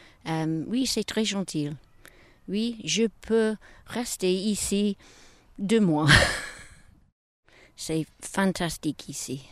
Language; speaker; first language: French; non-native, learner; English